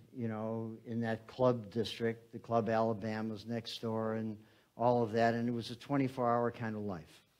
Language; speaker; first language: English; native; English